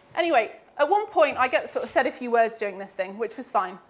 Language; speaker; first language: English; native; English